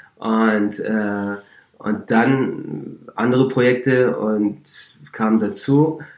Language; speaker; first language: German; native; German